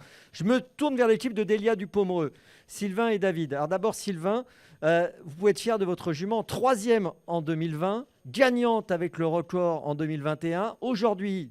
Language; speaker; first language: French; native; French